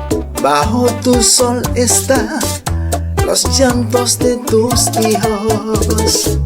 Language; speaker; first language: Spanish; non-native, learner; Haitian Creole